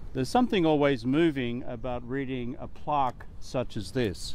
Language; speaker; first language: English; native; English